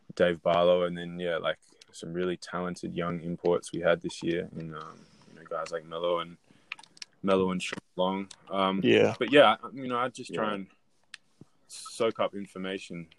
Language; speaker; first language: English; native; English